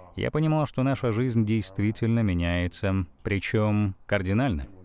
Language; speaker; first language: Russian; non-native, fluent; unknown